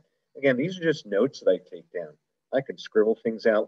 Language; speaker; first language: English; native; English